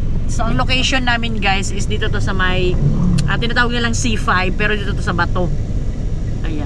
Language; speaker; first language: Filipino; native; Filipino